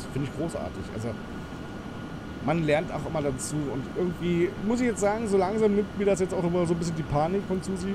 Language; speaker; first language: German; native; German